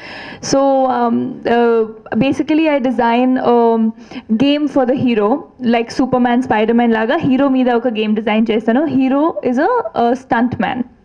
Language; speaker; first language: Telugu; non-native, fluent; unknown